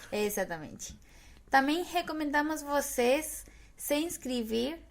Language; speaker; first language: Portuguese; non-native, fluent; Spanish